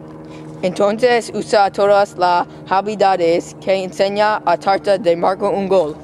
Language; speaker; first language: Spanish; non-native, learner; English